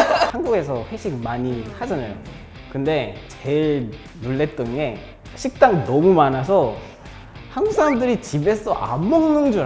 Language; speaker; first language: Korean; non-native, fluent; Kinyarwanda